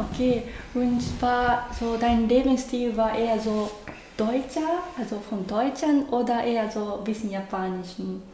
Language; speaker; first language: German; non-native, learner; Japanese